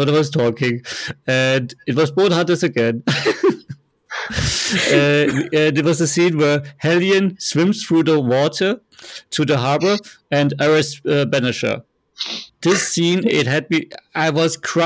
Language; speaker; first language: English; non-native, fluent; German